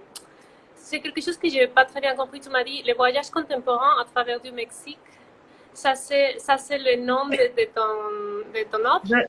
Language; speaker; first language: French; non-native, fluent; Spanish